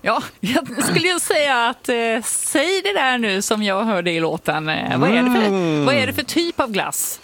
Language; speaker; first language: Swedish; native; Swedish